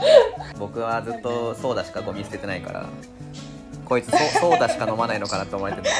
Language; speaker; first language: Japanese; native; Japanese